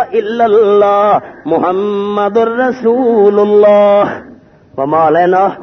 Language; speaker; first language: Urdu; native; Urdu